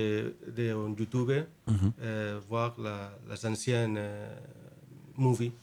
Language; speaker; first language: French; non-native, learner; Spanish